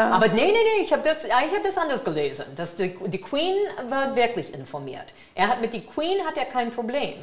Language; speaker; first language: German; non-native, fluent; English